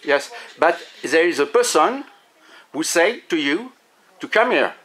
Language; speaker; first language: English; non-native, learner; French